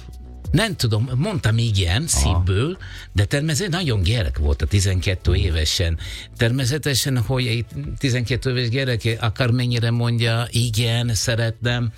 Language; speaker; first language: Hungarian; non-native, learner; Italian